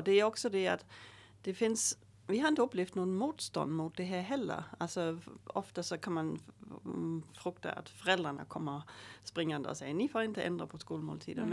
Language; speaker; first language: Swedish; native; Swedish